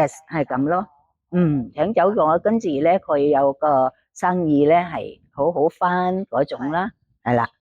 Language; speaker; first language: Cantonese; non-native, learner; Thai